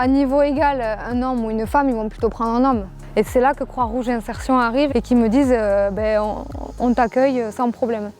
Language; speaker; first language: French; native; French